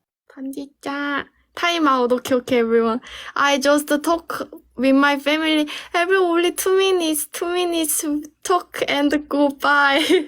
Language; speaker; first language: English; non-native, learner; Korean